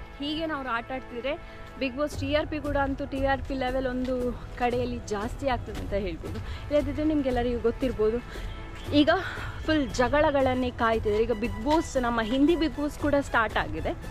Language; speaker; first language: Kannada; non-native, local second language; Tulu